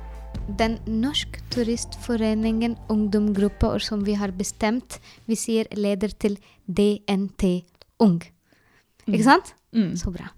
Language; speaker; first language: Norwegian; non-native, learner; Arabic